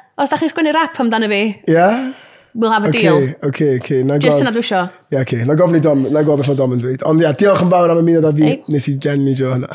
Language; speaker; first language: Welsh; non-native, local second language; English